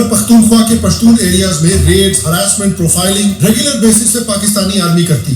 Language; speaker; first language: Hindi; native; Hindi